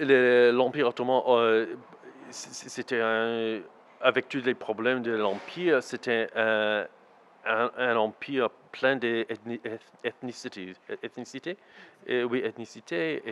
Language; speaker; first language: French; non-native, learner; English